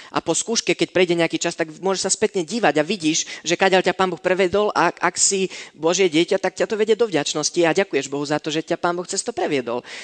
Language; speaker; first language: Slovak; non-native, fluent; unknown